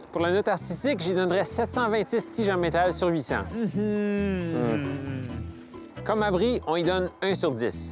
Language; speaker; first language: French; native; French